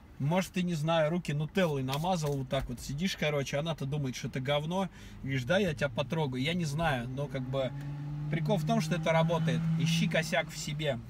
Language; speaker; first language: Russian; native; Russian